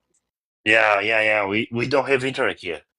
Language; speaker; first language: English; non-native, learner; Bulgarian